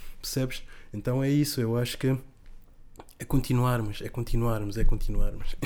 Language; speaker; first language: Portuguese; non-native, local second language; Kabuverdianu